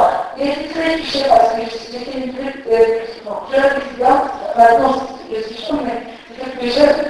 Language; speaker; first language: French; non-native, fluent; Turkish